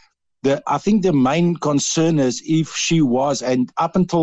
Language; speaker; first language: English; non-native, local second language; Dutch